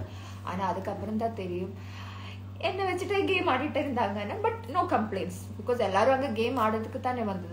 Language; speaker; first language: Tamil; non-native, learner; Malayalam